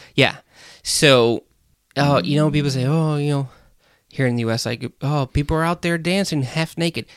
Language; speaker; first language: English; non-native, fluent; Portuguese